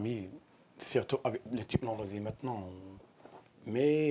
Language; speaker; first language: French; non-native, learner; Arabic